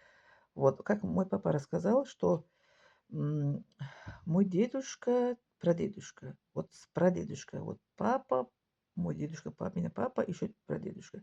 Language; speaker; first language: Russian; non-native, local second language; Tajik